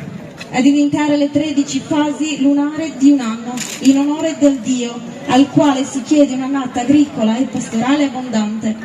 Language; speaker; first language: Italian; native; Italian